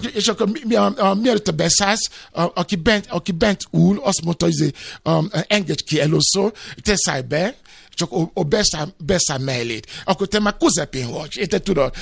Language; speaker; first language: Hungarian; non-native, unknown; Yoruba